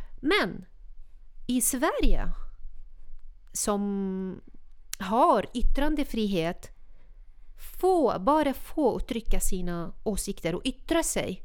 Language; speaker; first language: Swedish; non-native, fluent; Arabic